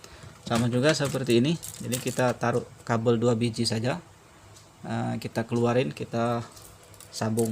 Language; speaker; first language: Indonesian; native; Indonesian